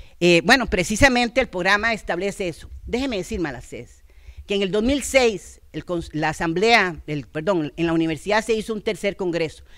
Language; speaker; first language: Spanish; native; Spanish